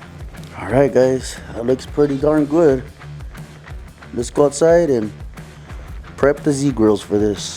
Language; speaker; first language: English; native; English